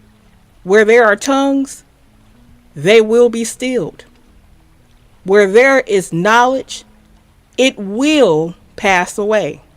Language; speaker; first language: English; native; English